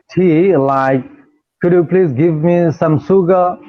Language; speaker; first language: English; non-native, learner; Bangla